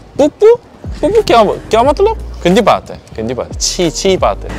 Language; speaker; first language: Hindi; non-native, learner; Korean